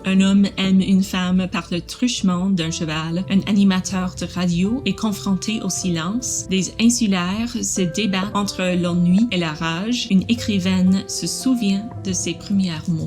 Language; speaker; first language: French; non-native, learner; English